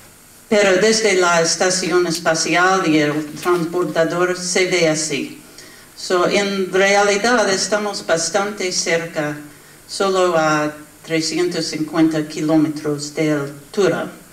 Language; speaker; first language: Spanish; non-native, learner; English